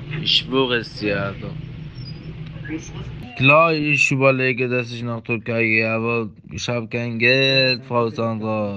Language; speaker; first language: German; non-native, learner; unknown